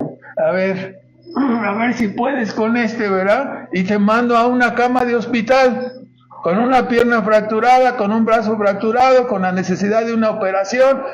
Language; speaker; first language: Spanish; native; Spanish